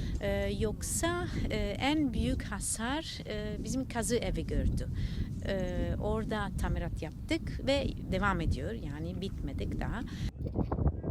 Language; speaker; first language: Turkish; non-native, learner; Italian